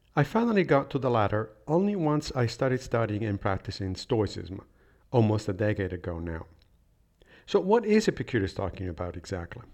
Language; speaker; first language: English; non-native, fluent; Italian